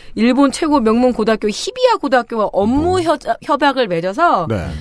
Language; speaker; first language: Korean; native; Korean